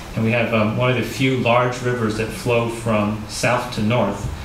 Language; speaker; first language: English; native; English